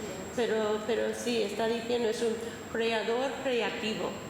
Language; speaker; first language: Spanish; non-native, fluent; English